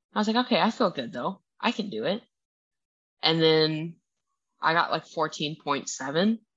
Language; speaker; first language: English; early bilingual, other home language; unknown